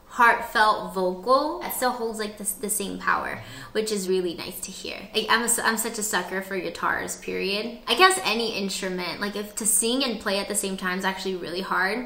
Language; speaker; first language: English; early bilingual, other home language; Spanish